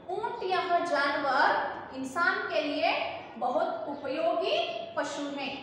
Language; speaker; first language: Hindi; non-native, local second language; Kannada